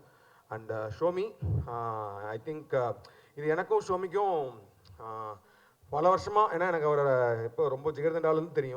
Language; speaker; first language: Tamil; native; Tamil